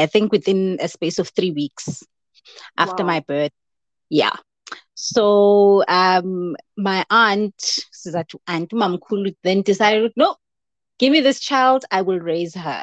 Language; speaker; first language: English; non-native, local second language; Zulu